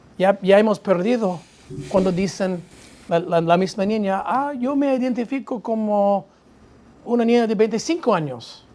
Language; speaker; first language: Spanish; non-native, fluent; English